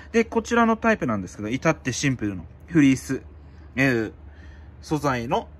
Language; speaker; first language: Japanese; native; Japanese